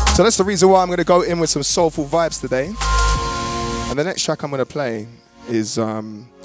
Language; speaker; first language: English; native; English